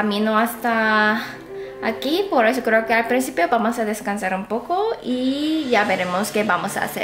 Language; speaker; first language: Spanish; non-native, fluent; Korean